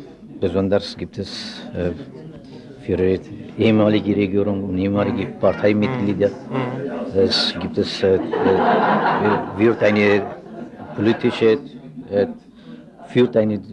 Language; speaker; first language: German; non-native, learner; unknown